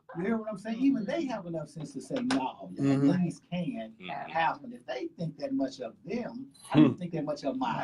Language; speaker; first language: English; native; English